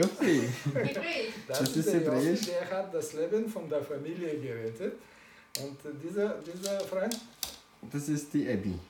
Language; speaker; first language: German; non-native, learner; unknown